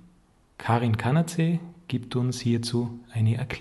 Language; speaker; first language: German; native; German